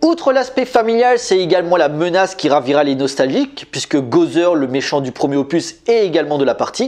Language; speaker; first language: French; native; French